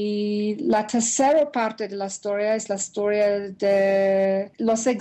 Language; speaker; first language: Spanish; non-native, learner; English